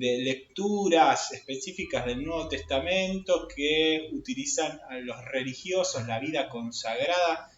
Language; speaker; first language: Spanish; native; Spanish